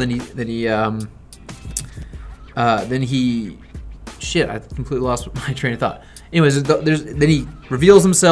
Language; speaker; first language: English; native; English